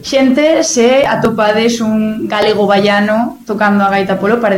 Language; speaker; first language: Galician; native; Galician